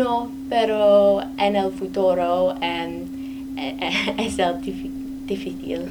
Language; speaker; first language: Spanish; non-native, learner; English